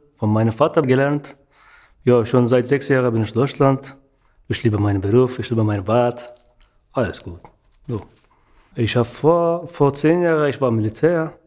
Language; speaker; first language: German; non-native, learner; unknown